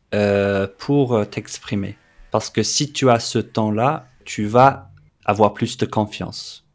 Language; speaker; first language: French; non-native, fluent; English